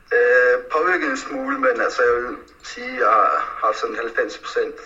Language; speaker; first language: Danish; early bilingual, other home language; Faroese